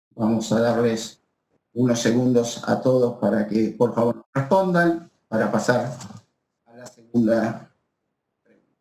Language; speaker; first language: Spanish; native; Spanish